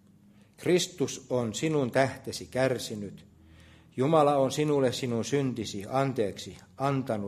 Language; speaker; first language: Finnish; native; Finnish